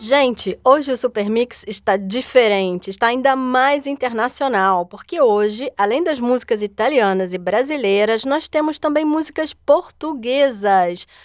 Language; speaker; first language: Portuguese; native; Portuguese